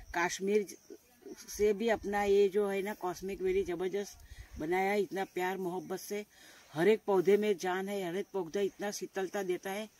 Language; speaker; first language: Hindi; non-native, local second language; Gujarati